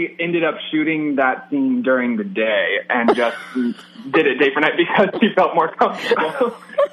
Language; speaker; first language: English; native; English